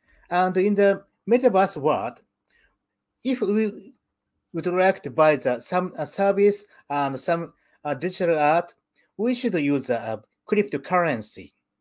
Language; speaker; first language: English; non-native, learner; Japanese